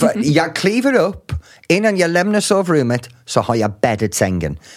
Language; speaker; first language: Swedish; non-native, fluent; English